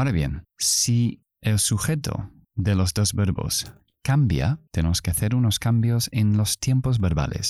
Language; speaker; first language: Spanish; non-native, fluent; English